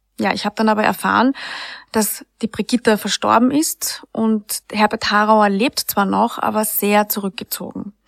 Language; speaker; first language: German; native; German